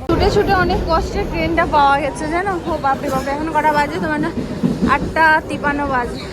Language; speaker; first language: Bangla; native; Bangla